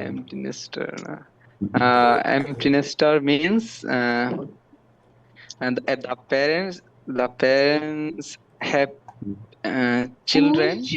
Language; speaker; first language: English; non-native, learner; Bangla